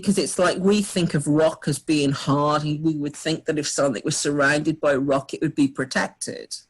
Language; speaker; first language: English; native; English